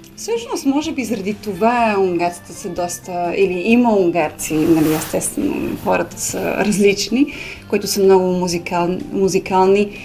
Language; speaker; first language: Bulgarian; early bilingual, heritage; Hungarian